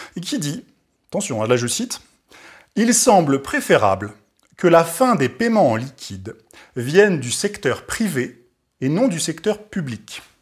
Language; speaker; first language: French; native; French